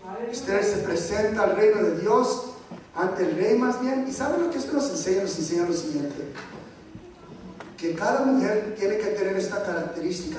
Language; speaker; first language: Spanish; early bilingual, heritage; Spanish